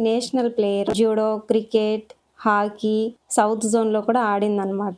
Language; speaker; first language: Telugu; non-native, local second language; Lambadi